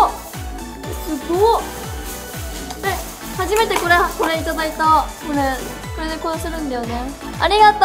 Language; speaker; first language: Japanese; native; Japanese